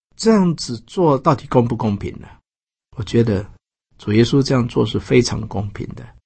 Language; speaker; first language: Chinese; native; Chinese